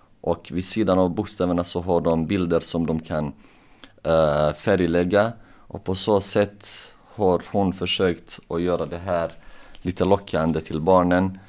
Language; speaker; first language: Swedish; non-native, local second language; Bosnian